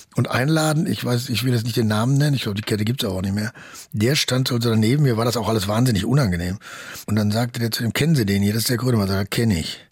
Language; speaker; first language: German; native; German